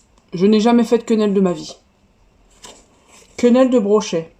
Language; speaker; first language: French; native; French